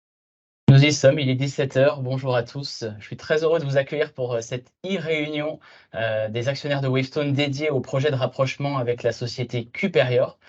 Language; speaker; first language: French; native; French